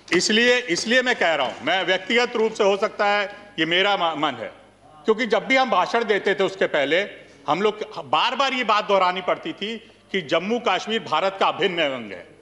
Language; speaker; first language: Hindi; native; Hindi